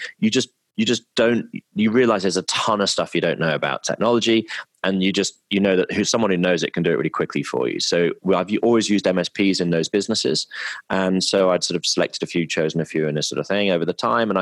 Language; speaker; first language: English; native; English